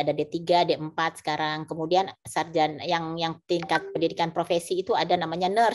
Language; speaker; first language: Indonesian; native; Indonesian